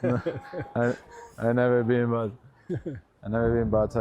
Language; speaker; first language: English; non-native, learner; Italian